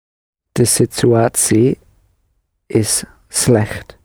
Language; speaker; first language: Dutch; non-native, learner; English